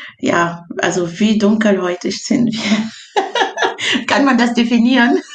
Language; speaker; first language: German; non-native, fluent; French